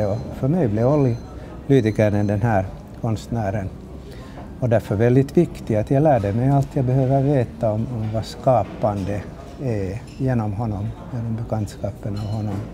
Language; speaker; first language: Swedish; native; Swedish